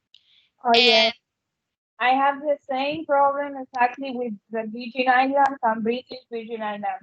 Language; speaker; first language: English; non-native, learner; Spanish